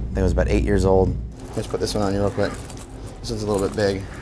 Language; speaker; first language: English; native; English